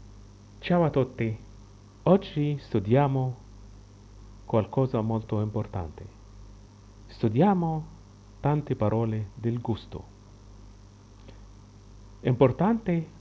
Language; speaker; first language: Italian; non-native, fluent; Arabic